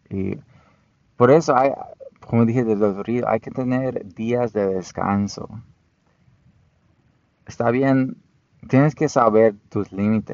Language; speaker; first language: Spanish; non-native, fluent; English